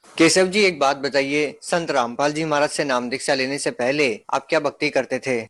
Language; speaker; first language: Hindi; native; Hindi